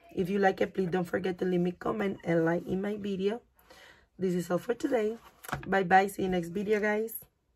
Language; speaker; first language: English; non-native, learner; Spanish